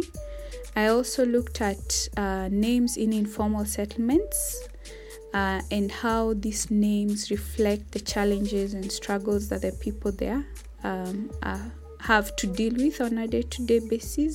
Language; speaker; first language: English; non-native, local second language; Kikuyu